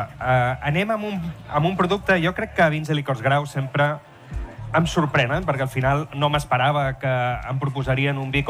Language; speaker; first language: Catalan; native; Catalan